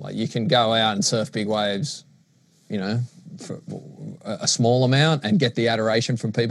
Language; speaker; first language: English; native; English